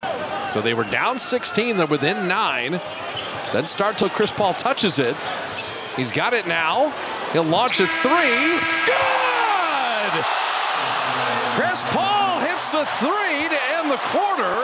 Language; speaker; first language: English; native; English